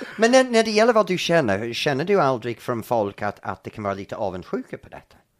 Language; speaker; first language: Swedish; non-native, fluent; English